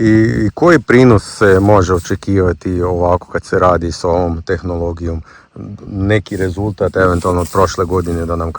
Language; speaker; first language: Croatian; native; Croatian